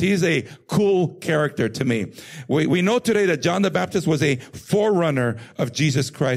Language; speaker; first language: English; native; English